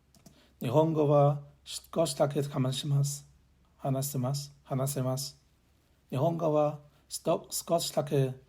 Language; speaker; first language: Japanese; non-native, learner; English